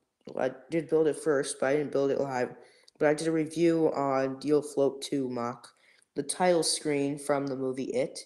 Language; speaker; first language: English; native; English